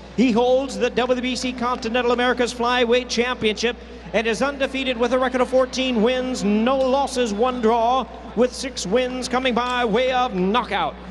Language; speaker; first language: English; early bilingual, other home language; Spanish